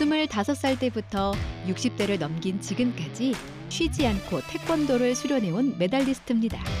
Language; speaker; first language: Korean; native; Korean